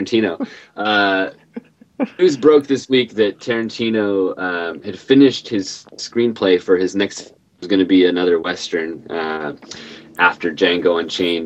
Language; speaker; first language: English; native; English